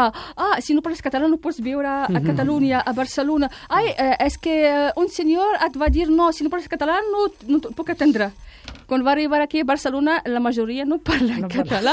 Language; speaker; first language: Catalan; non-native, fluent; Arabic